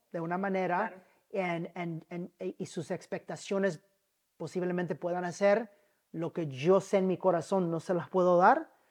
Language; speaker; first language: Spanish; early bilingual, heritage; Spanish